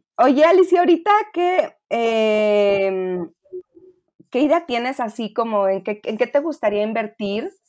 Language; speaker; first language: Spanish; native; Spanish